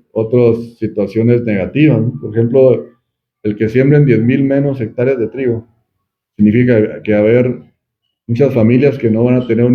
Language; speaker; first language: Spanish; native; Spanish